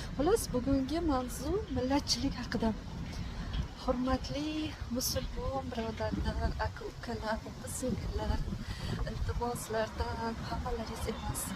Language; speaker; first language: Uzbek; non-native, fluent; Tajik